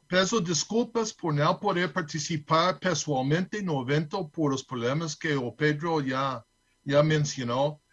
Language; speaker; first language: Portuguese; non-native, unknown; English